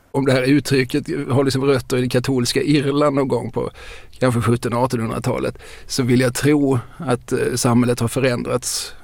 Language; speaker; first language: Swedish; native; Swedish